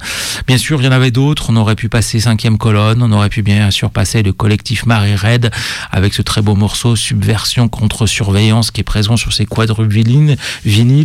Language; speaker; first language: French; native; French